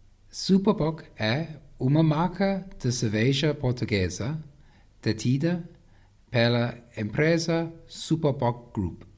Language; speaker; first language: Portuguese; non-native, learner; English